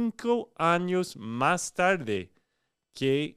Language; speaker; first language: Spanish; non-native, fluent; English